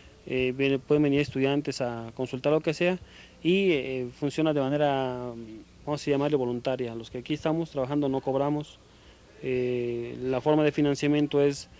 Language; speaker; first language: Spanish; native; Spanish